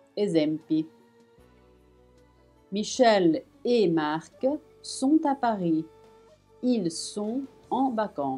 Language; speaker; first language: French; non-native, fluent; Italian